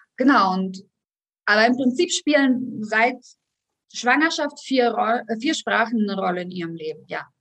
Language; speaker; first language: German; early bilingual, other home language; Russian